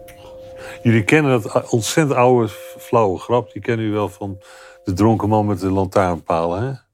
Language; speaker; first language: Dutch; native; Dutch